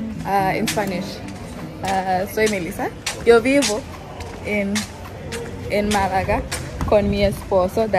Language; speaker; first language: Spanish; non-native, learner; English